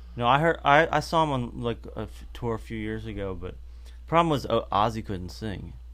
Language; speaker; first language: English; native; English